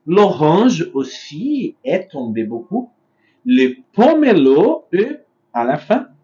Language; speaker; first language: French; non-native, fluent; Portuguese